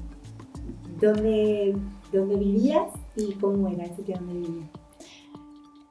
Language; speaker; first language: Spanish; native; Spanish